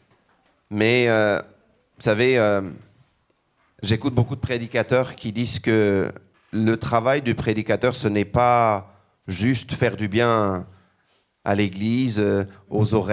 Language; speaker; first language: French; native; French